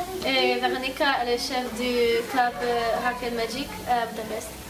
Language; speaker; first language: French; non-native, fluent; Hungarian